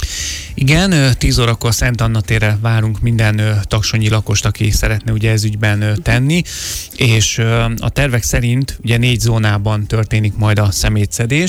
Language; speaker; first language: Hungarian; native; Hungarian